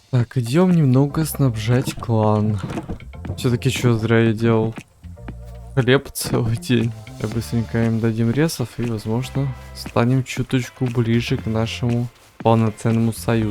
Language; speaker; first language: Russian; native; Russian